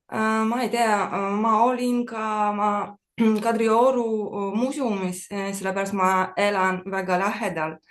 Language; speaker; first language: Estonian; non-native, learner; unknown